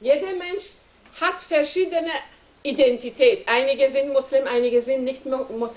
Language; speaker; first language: German; non-native, learner; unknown